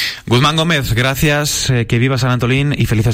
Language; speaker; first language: Spanish; native; Spanish